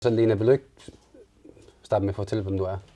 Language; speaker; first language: Danish; native; Danish